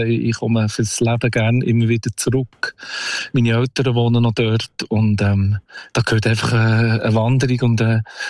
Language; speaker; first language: German; native; German